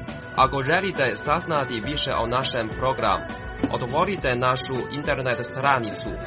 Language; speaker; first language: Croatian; non-native, fluent; Chinese